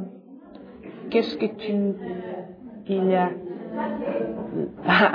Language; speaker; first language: French; non-native, learner; English